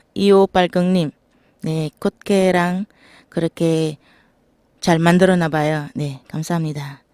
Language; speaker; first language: Korean; non-native, fluent; Filipino